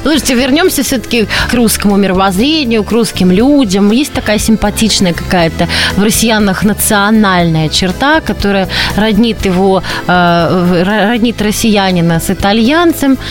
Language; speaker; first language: Russian; native; Russian